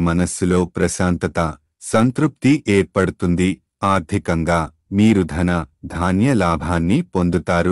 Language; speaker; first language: Telugu; native; Telugu